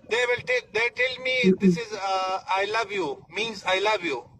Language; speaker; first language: English; non-native, learner; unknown